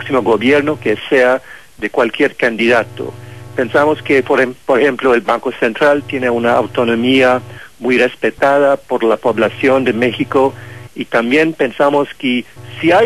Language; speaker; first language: Spanish; non-native, fluent; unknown